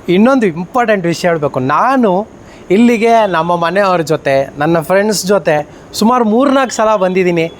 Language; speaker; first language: Kannada; native; Kannada